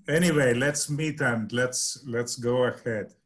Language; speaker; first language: English; non-native, fluent; Estonian